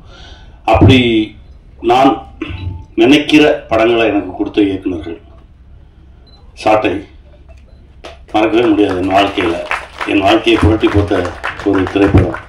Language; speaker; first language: Tamil; native; Tamil